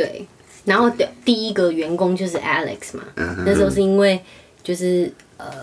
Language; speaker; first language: Chinese; native; Chinese